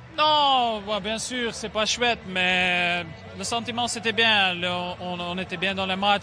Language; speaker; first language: French; non-native, fluent; Dutch